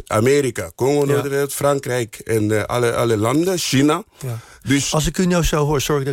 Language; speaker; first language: Dutch; non-native, fluent; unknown